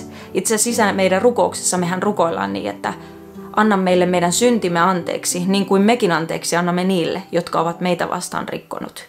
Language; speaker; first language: Finnish; native; Finnish